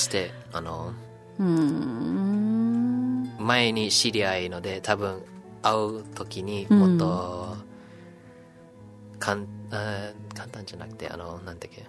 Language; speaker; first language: Japanese; non-native, learner; English